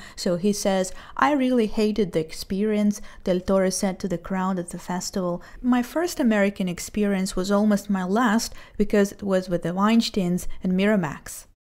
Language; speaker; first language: English; non-native, fluent; Hebrew